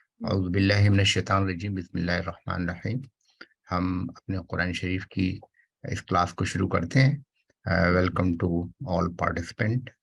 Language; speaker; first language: Urdu; native; Urdu